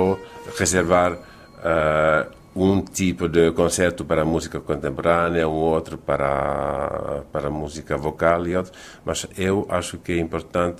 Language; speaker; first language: Portuguese; non-native, fluent; Finnish